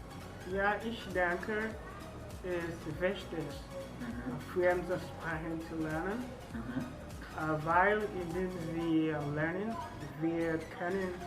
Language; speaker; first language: German; non-native, learner; French